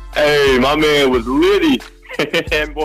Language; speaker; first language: English; native; English